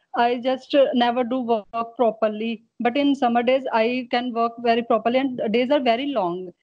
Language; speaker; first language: English; non-native, local second language; Punjabi